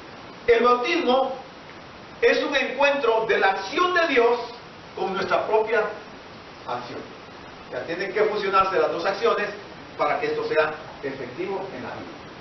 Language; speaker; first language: Spanish; native; Spanish